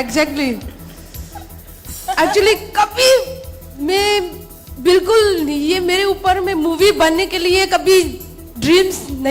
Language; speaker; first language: Hindi; non-native, local second language; Manipuri